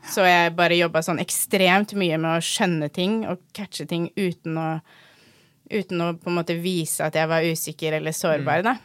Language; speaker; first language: Norwegian; native; Norwegian